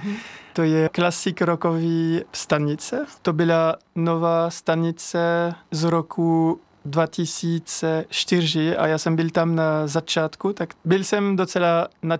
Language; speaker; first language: Czech; non-native, fluent; French